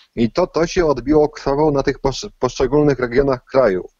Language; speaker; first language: Polish; native; Polish